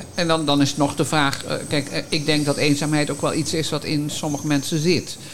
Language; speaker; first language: Dutch; native; Dutch